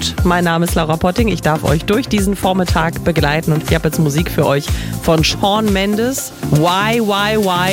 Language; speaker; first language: German; native; German